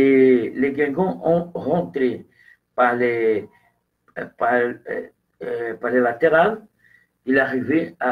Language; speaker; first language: French; non-native, fluent; Portuguese